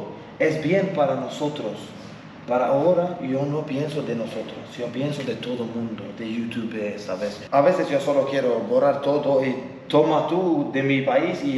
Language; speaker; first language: Spanish; non-native, learner; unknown